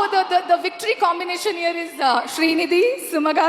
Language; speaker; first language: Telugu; non-native, learner; Kannada